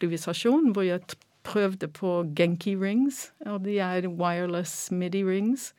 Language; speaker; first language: Norwegian; non-native, fluent; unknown